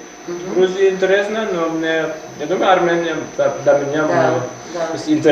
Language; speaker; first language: Russian; non-native, learner; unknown